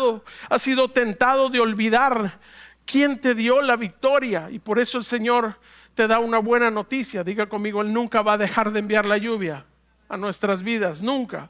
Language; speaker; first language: Spanish; native; Spanish